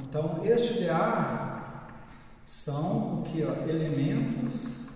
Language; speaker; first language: Portuguese; native; Portuguese